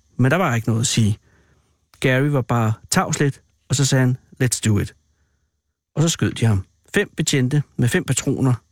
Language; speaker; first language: Danish; native; Danish